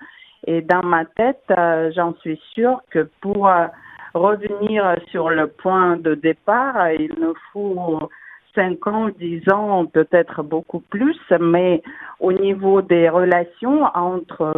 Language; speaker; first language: French; non-native, fluent; Russian